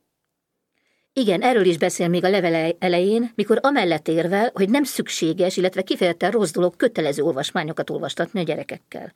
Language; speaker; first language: Hungarian; native; Hungarian